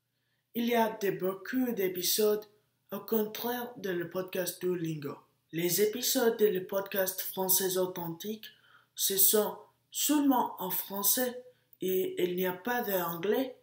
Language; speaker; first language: French; non-native, learner; English